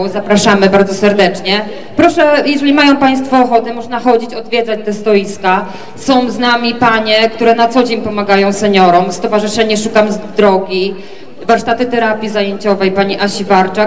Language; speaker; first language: Polish; native; Polish